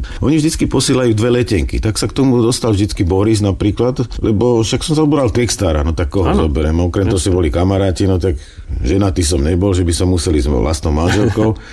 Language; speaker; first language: Slovak; native; Slovak